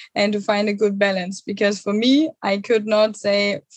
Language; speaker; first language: English; non-native, fluent; German